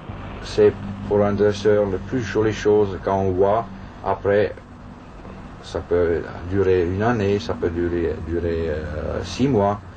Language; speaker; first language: French; non-native, fluent; German